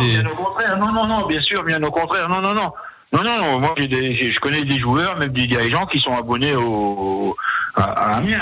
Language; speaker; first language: French; native; French